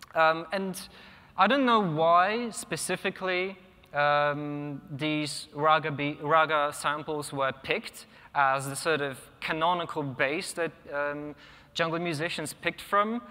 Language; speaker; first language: English; non-native, fluent; Polish